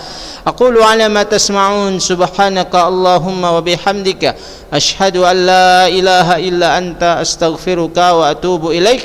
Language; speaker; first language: Arabic; non-native, fluent; Indonesian